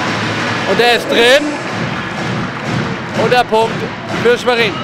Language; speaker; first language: German; native; German